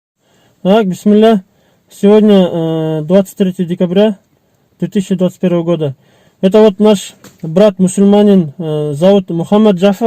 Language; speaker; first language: Russian; non-native, local second language; Kyrgyz